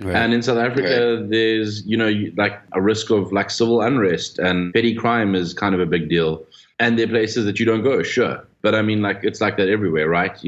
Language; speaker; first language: English; native; English